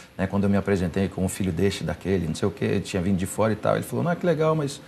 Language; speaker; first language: Portuguese; non-native, fluent; English